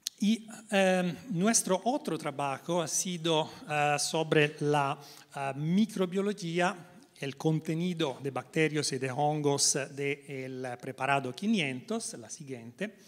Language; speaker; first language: Spanish; non-native, learner; Italian